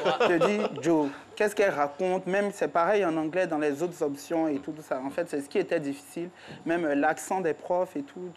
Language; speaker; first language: French; native; French